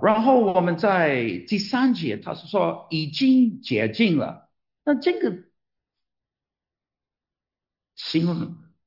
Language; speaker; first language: Chinese; non-native, fluent; English